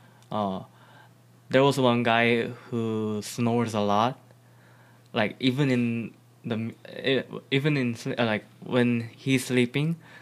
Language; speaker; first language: English; non-native, fluent; Korean